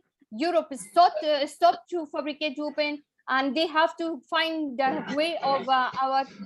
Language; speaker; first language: English; non-native, fluent; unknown